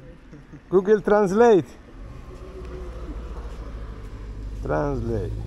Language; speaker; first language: English; non-native, learner; Maltese